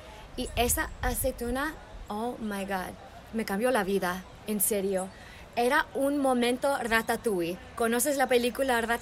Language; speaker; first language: Spanish; early bilingual, heritage; English